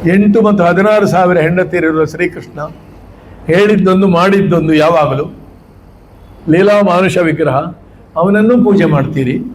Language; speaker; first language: Kannada; native; Kannada